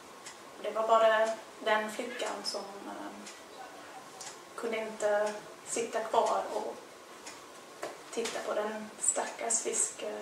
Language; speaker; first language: Swedish; non-native, fluent; English